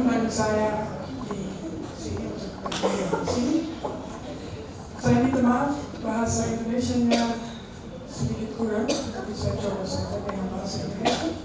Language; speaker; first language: Indonesian; non-native, fluent; Dutch